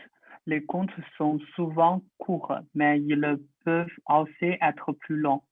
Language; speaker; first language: French; non-native, learner; Chinese